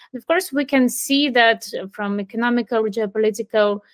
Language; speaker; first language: English; non-native, fluent; Ukrainian